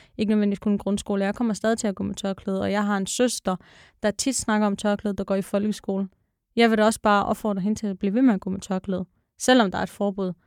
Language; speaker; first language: Danish; early bilingual, other home language; Arabic